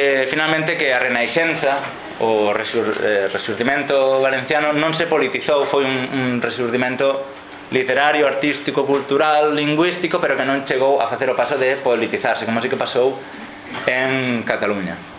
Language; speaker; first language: Galician; non-native, fluent; Catalan